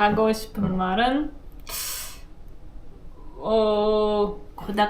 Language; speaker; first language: Korean; non-native, fluent; Russian